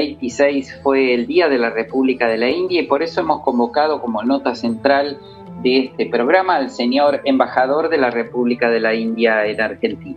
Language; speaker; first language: Spanish; native; Spanish